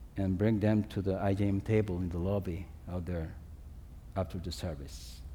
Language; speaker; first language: English; non-native, fluent; Spanish